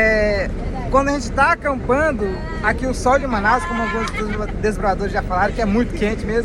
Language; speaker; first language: Portuguese; native; Portuguese